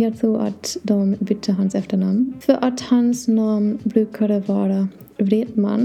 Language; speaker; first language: Swedish; non-native, learner; English